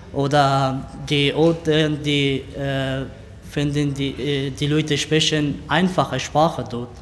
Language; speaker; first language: German; non-native, learner; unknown